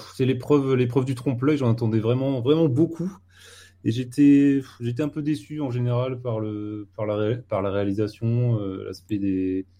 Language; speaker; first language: French; native; French